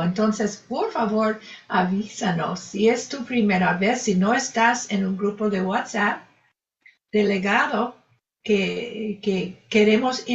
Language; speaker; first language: Spanish; non-native, fluent; English